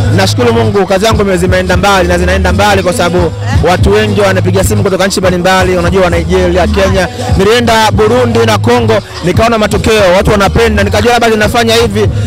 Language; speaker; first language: Swahili; non-native, fluent; English